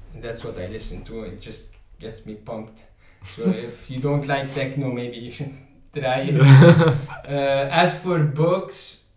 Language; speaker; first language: English; non-native, fluent; Arabic